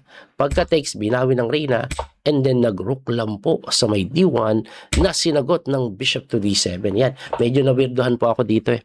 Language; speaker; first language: Filipino; native; Filipino